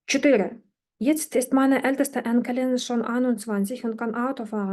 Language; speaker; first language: German; non-native, fluent; Ukrainian